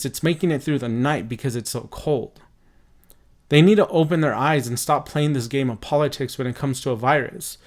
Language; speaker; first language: English; native; English